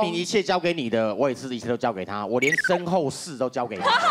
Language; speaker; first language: Chinese; native; Chinese